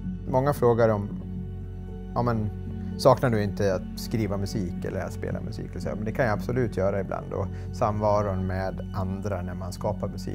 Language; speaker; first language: Swedish; native; Swedish